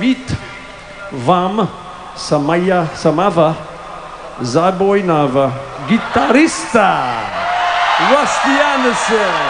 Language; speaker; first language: Russian; non-native, learner; English